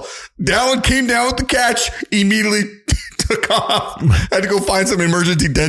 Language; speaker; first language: English; native; English